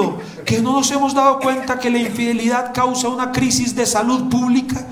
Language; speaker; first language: Spanish; native; Spanish